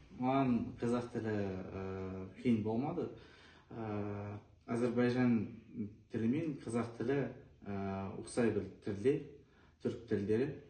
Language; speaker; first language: Kazakh; non-native, local second language; Azerbaijani